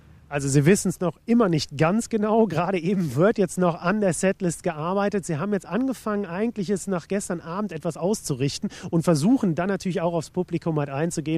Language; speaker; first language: German; native; German